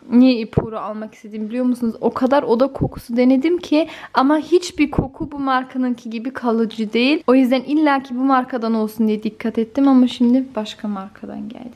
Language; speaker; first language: Turkish; early bilingual, heritage; Turkish